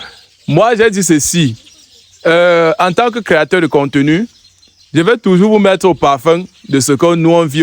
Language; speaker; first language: French; native; French